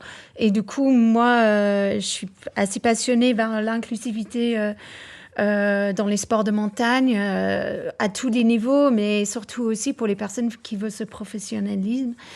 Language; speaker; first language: French; non-native, fluent; English